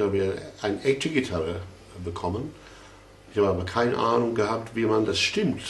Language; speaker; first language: German; non-native, fluent; English